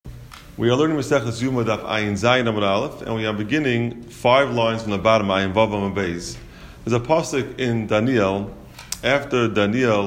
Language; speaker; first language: English; native; English